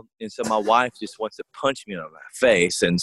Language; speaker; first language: English; native; English